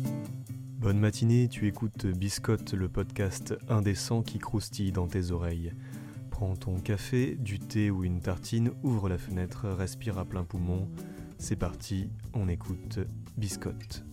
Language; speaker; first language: French; native; French